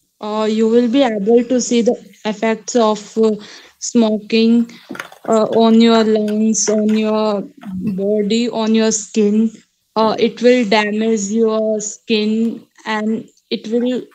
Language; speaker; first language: English; non-native, local second language; Hindi